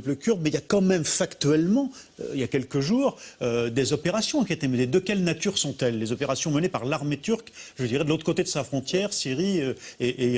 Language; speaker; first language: French; native; French